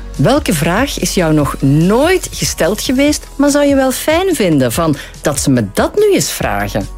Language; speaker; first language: Dutch; native; Dutch